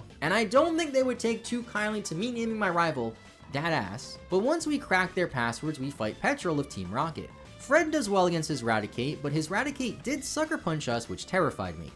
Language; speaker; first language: English; native; English